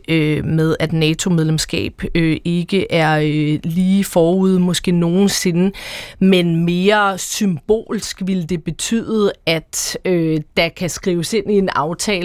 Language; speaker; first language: Danish; native; Danish